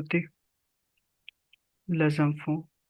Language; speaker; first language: French; non-native, learner; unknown